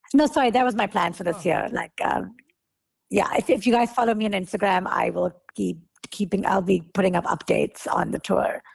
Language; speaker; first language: English; native; English